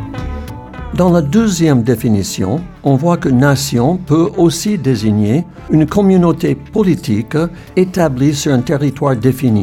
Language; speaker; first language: French; non-native, fluent; English